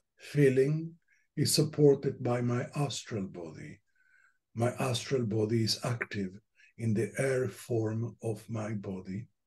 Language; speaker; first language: English; non-native, fluent; Spanish